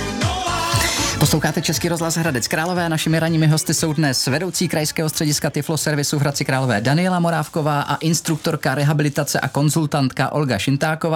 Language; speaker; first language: Czech; native; Czech